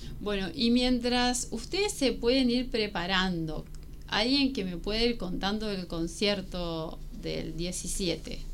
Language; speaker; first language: Spanish; native; Spanish